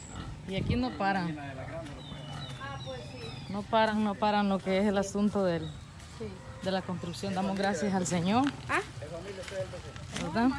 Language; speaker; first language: Spanish; native; Spanish